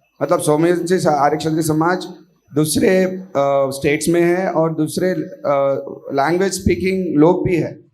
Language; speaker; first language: Hindi; non-native, local second language; Marathi